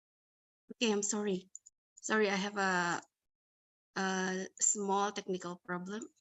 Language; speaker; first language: English; non-native, fluent; Indonesian